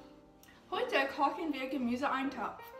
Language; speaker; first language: German; non-native, learner; English